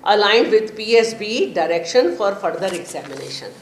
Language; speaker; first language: English; non-native, local second language; Urdu